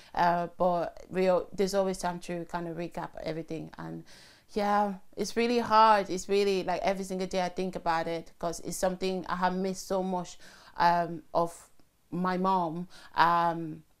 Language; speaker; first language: English; early bilingual, other home language; French